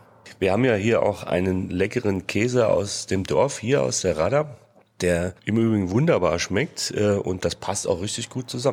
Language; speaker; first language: German; native; German